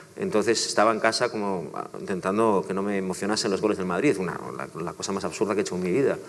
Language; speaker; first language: Spanish; native; Spanish